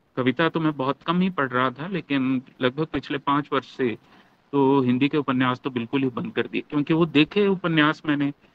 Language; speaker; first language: Hindi; native; Hindi